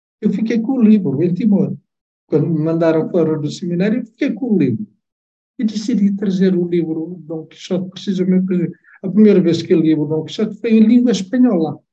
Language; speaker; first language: Portuguese; non-native, local second language; Tetum